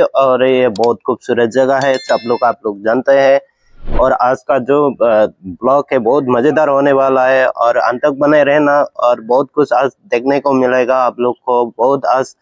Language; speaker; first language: Hindi; non-native, local second language; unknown